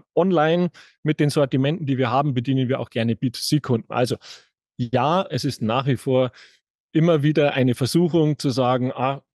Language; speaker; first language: German; native; German